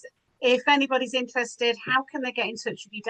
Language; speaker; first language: English; native; English